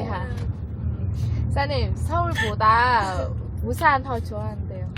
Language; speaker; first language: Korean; non-native, learner; Vietnamese